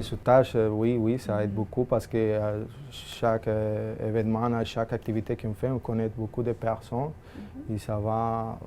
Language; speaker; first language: French; non-native, fluent; Spanish